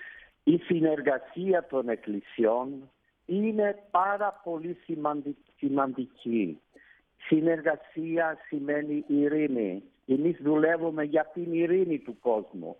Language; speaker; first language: Greek; non-native, fluent; Italian